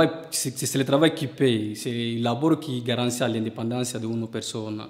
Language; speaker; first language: Italian; non-native, learner; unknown